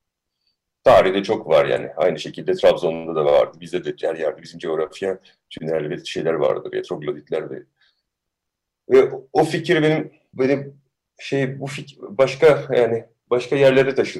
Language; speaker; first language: Turkish; early bilingual, heritage; Turkish